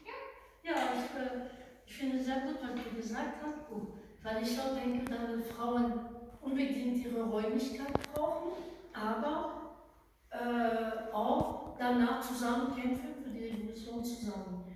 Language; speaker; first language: German; non-native, fluent; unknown